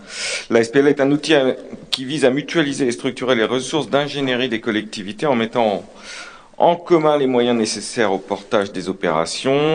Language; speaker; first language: French; native; French